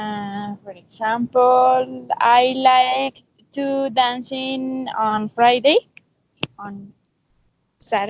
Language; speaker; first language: English; non-native, learner; Spanish